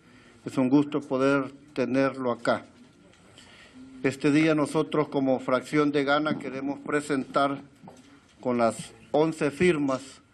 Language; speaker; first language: Spanish; native; Spanish